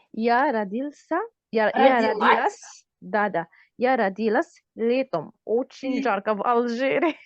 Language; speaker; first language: Russian; non-native, learner; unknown